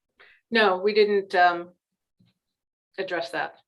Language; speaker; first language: English; native; English